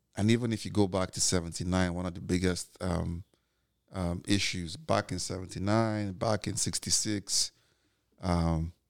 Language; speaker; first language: English; non-native, local second language; Igbo